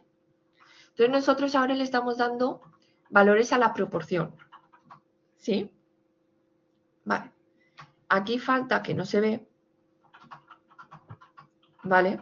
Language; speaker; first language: Spanish; native; Spanish